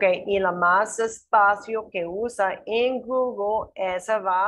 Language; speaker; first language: Spanish; non-native, learner; English